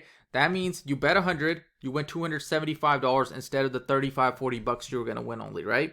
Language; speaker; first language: English; native; English